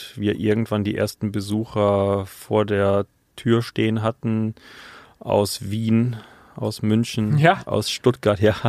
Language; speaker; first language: German; native; German